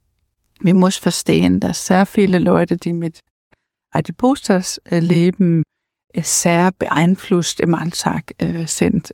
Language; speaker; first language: German; non-native, learner; Danish